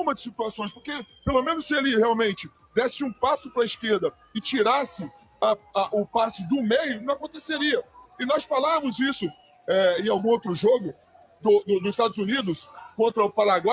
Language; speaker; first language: Portuguese; native; Portuguese